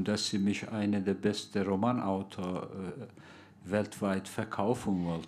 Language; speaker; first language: German; non-native, fluent; Turkish